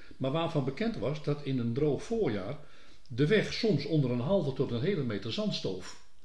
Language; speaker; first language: Dutch; native; Dutch